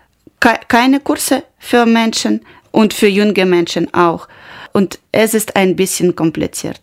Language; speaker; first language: German; non-native, learner; Ukrainian